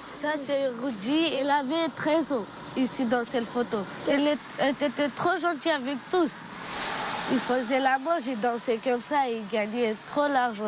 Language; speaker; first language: French; early bilingual, other home language; Romanian